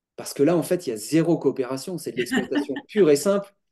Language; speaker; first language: French; native; French